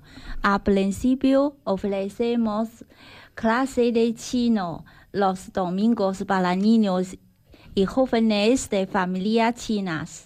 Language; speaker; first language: Spanish; non-native, learner; Chinese